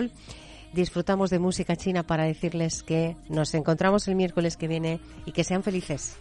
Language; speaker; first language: Spanish; native; Spanish